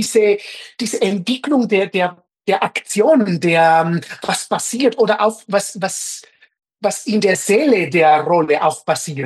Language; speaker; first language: German; non-native, fluent; Spanish